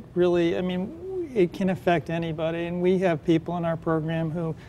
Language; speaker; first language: English; native; English